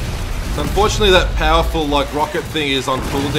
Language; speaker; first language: English; native; English